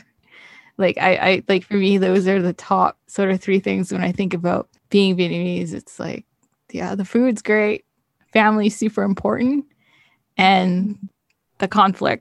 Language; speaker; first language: English; native; English